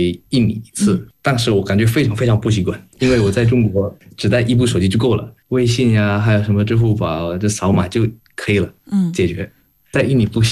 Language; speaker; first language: Chinese; non-native, fluent; Indonesian